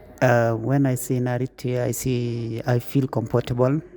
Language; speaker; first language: English; non-native, learner; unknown